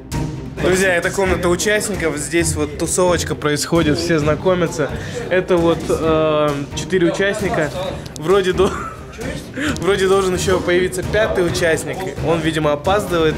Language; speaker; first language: Russian; native; Russian